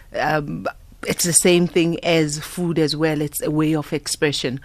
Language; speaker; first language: English; non-native, local second language; Southern Sotho